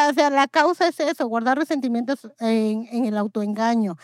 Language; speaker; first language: Spanish; native; Spanish